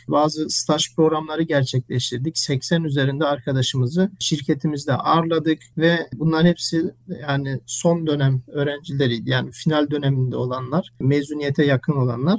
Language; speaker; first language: Turkish; early bilingual, heritage; Turkish